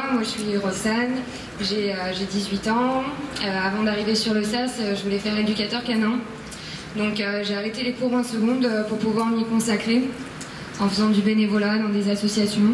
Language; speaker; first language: French; native; French